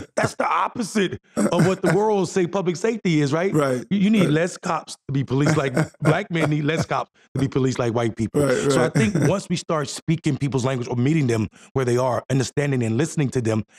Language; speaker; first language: English; native; English